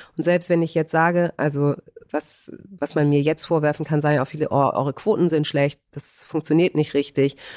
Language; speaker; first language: German; early bilingual, other home language; Greek